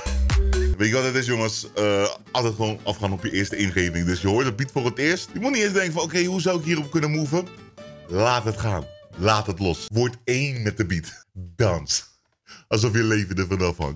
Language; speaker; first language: Dutch; native; Dutch